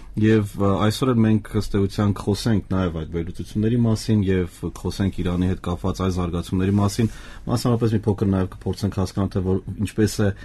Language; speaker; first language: Armenian; native; Armenian